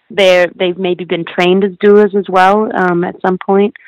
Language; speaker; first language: English; native; English